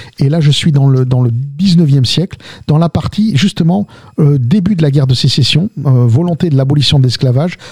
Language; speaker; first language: French; early bilingual, other home language; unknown